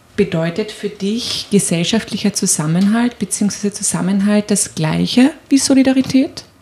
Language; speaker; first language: German; native; German